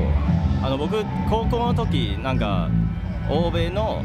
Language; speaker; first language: Japanese; non-native, fluent; Chinese